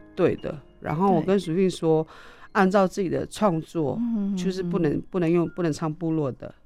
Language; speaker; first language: Chinese; non-native, local second language; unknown